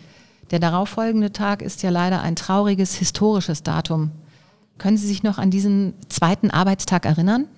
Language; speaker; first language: German; native; German